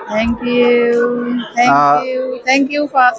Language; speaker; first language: English; non-native, learner; Thai